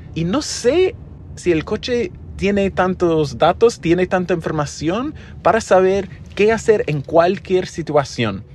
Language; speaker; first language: Spanish; non-native, fluent; English